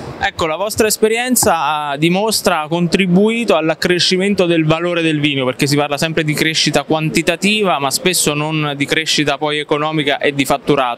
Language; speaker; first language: Italian; native; Italian